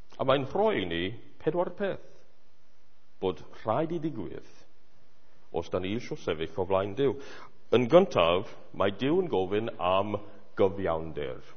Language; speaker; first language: Welsh; non-native, fluent; English